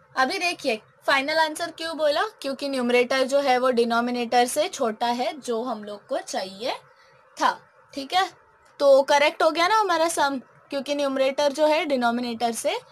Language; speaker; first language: Hindi; non-native, local second language; Marathi